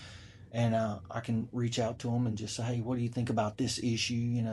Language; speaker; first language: English; native; English